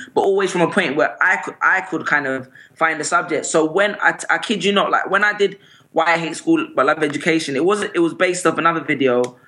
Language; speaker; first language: English; native; English